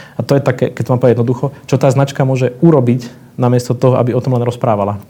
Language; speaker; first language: Slovak; native; Slovak